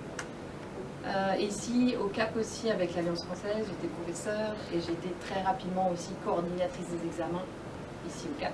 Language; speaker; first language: French; native; French